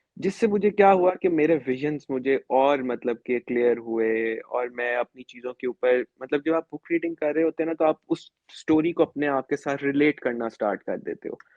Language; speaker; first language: Urdu; native; Urdu